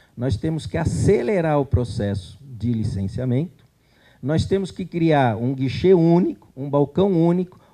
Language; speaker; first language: Portuguese; native; Portuguese